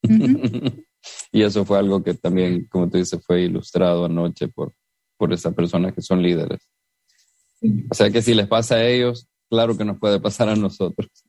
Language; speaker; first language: Spanish; native; Spanish